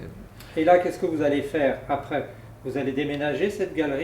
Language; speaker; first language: French; native; French